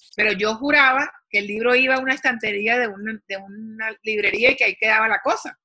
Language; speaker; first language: Spanish; native; Spanish